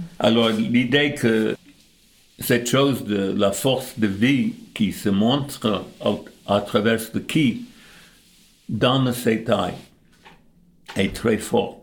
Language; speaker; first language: French; non-native, fluent; English